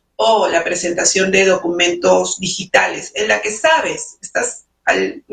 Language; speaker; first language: Spanish; native; Spanish